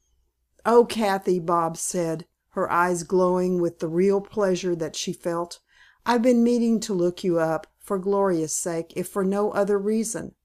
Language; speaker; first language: English; native; English